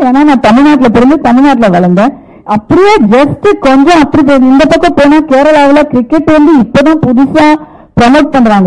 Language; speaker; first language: Tamil; native; Tamil